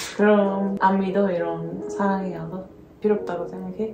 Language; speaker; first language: Korean; non-native, learner; Dutch